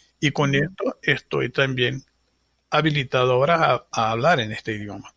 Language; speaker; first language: Spanish; non-native, fluent; Portuguese